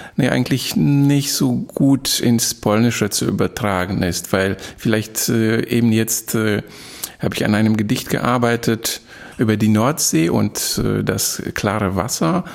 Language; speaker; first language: German; non-native, fluent; Polish